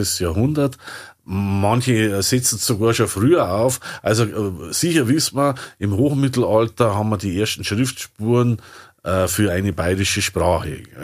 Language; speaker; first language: German; native; German